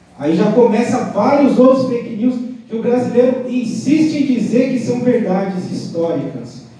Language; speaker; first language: Portuguese; non-native, local second language; Guarani